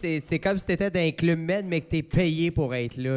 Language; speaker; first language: French; native; French